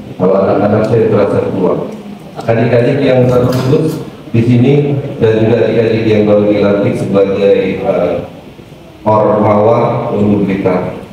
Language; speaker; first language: Indonesian; native; Indonesian